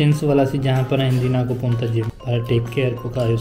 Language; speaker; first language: Filipino; non-native, learner; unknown